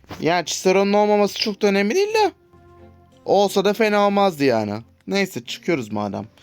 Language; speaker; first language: Turkish; native; Turkish